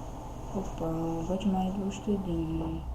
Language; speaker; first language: Bulgarian; native; Bulgarian